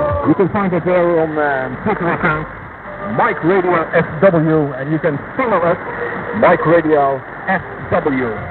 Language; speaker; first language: English; non-native, fluent; Dutch